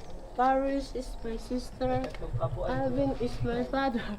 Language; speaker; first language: English; non-native, learner; Filipino